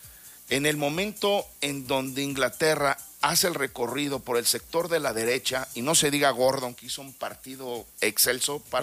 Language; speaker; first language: Spanish; native; Spanish